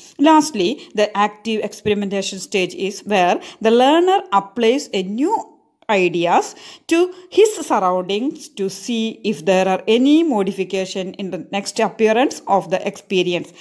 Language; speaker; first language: English; non-native, local second language; Malayalam